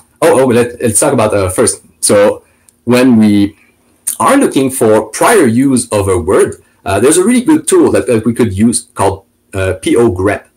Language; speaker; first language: English; non-native, fluent; French